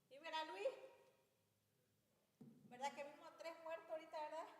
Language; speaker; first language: Spanish; native; Spanish